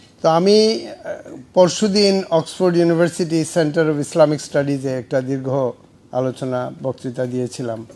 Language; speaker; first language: Bangla; native; Bangla